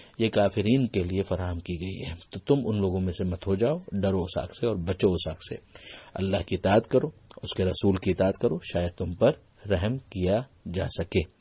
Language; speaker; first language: Urdu; native; Urdu